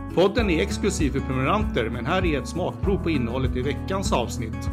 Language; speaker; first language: Swedish; early bilingual, heritage; Swedish